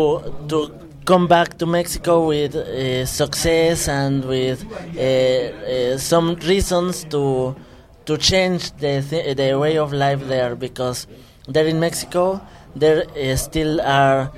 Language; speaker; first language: English; non-native, fluent; Spanish